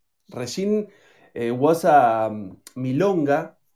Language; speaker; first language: English; non-native, learner; Spanish